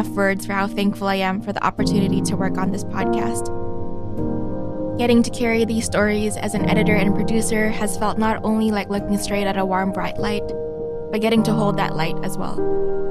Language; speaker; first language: English; non-native, local second language; Filipino